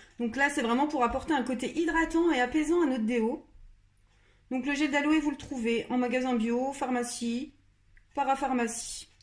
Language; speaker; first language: French; native; French